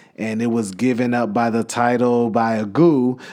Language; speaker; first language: English; native; English